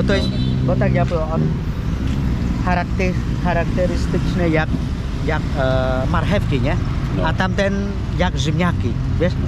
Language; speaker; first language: Polish; non-native, learner; Khmer